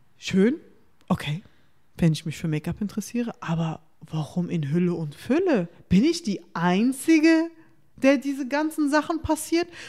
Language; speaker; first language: German; early bilingual, other home language; Turkish